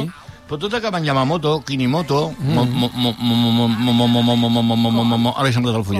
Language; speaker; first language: Catalan; native; Catalan